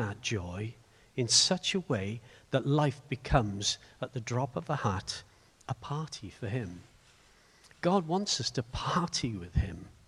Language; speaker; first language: English; native; English